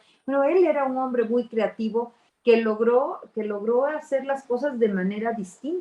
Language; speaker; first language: Spanish; native; Spanish